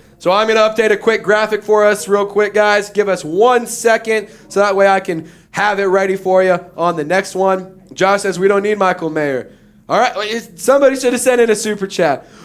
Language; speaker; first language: English; native; English